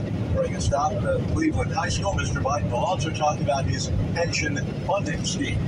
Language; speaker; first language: English; native; English